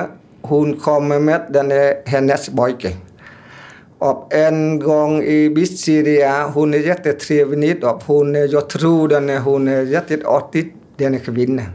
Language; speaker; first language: Swedish; non-native, learner; Vietnamese